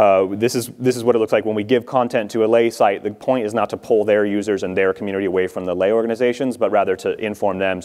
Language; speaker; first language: English; native; English